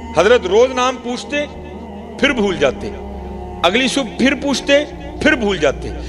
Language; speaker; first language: Urdu; non-native, local second language; Punjabi